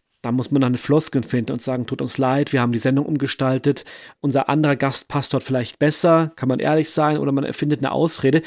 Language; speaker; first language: German; native; German